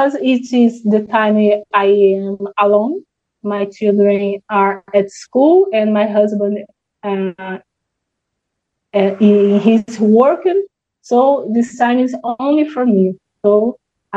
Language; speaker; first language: English; non-native, learner; Portuguese